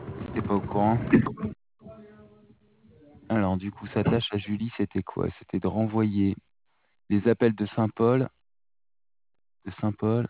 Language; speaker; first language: French; native; French